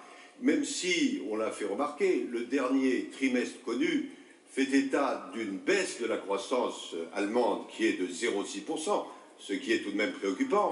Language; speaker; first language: French; native; French